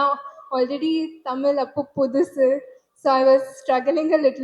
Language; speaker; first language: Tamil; non-native, learner; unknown